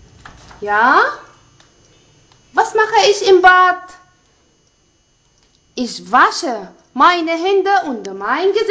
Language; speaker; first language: German; non-native, fluent; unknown